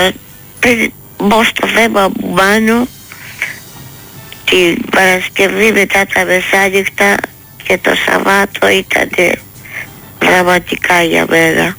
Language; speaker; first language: Greek; native; Greek